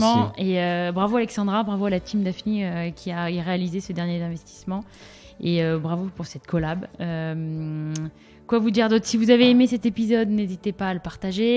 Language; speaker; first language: French; native; French